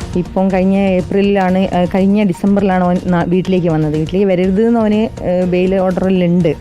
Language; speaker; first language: Malayalam; native; Malayalam